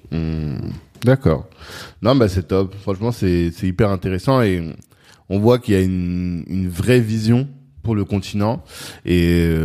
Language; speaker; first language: French; non-native, local second language; Sango